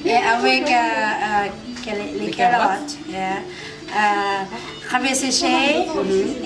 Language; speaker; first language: French; non-native, learner; Thai